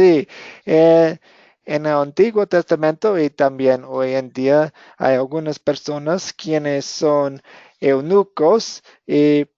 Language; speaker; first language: Spanish; non-native, fluent; English